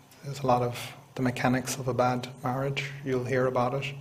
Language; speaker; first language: English; native; English